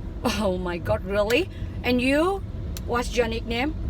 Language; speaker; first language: English; non-native, learner; Vietnamese